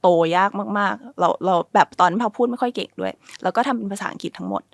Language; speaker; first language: Thai; early bilingual, other home language; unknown